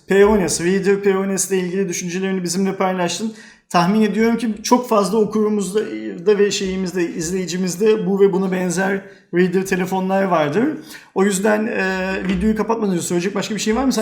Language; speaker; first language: Turkish; native; Turkish